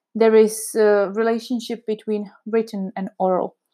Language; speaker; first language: English; non-native, fluent; Czech